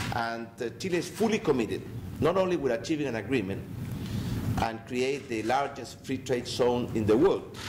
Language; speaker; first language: English; non-native, fluent; Spanish